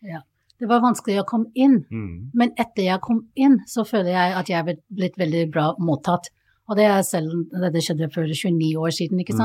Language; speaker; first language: Norwegian; non-native, fluent; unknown